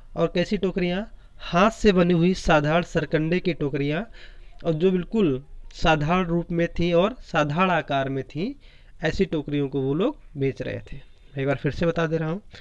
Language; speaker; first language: Hindi; native; Hindi